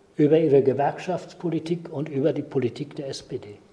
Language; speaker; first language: German; native; German